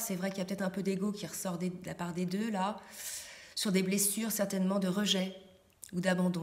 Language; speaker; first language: French; native; French